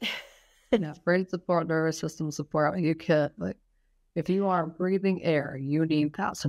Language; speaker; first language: English; native; English